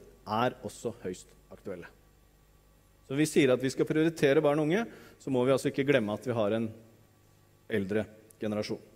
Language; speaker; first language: Norwegian; native; Norwegian